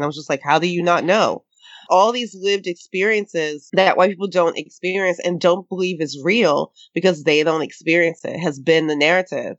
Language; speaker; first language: English; native; English